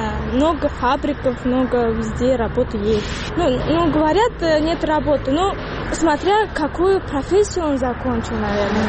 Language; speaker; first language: Russian; non-native, local second language; Tajik